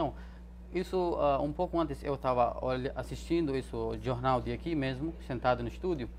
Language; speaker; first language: Portuguese; non-native, fluent; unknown